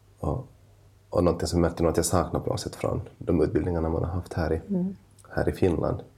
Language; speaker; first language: Swedish; non-native, local second language; Finnish